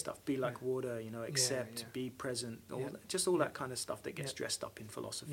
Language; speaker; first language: English; native; English